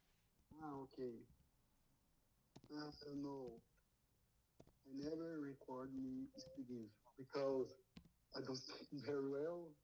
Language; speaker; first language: English; non-native, learner; Portuguese